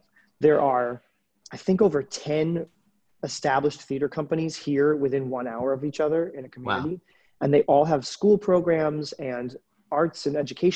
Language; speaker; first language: English; native; English